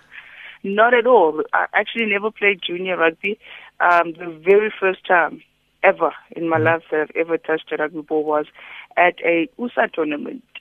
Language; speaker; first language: English; non-native, local second language; Xhosa